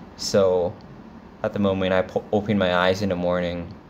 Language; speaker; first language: English; non-native, fluent; Thai